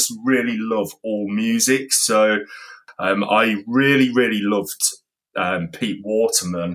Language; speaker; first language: English; native; English